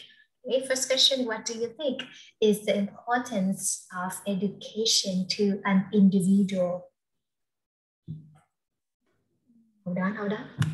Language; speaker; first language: English; non-native, fluent; Vietnamese